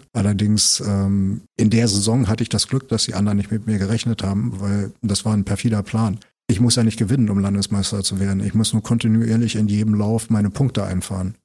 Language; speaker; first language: German; native; German